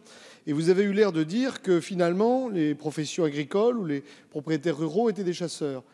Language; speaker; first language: French; native; French